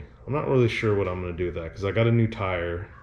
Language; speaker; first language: English; native; English